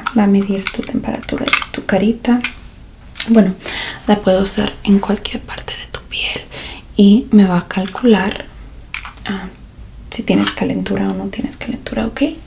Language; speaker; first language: Spanish; early bilingual, heritage; Spanish